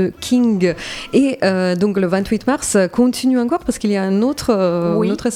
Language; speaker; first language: French; native; French